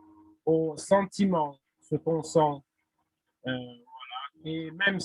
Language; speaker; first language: French; non-native, fluent; Russian